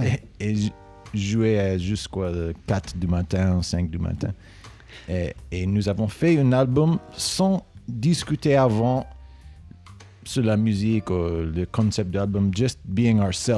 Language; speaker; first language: French; non-native, learner; English